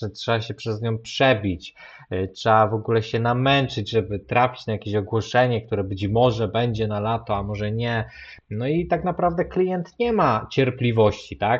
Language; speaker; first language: Polish; native; Polish